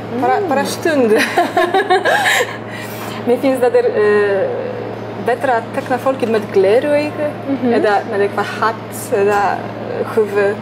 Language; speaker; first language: Icelandic; non-native, learner; Polish